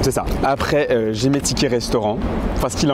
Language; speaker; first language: French; native; French